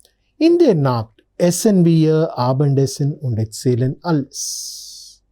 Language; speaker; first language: German; non-native, learner; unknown